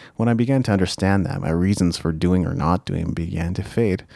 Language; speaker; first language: English; early bilingual, other home language; Japanese